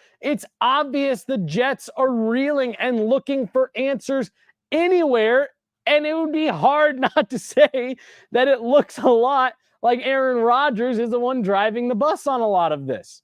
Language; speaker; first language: English; native; English